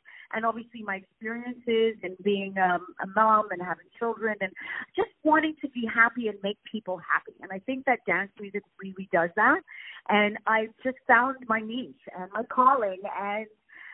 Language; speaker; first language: English; native; English